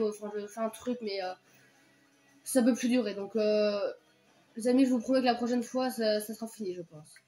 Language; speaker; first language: French; native; French